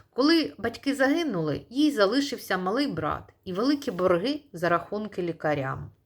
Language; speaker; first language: Ukrainian; non-native, local second language; Russian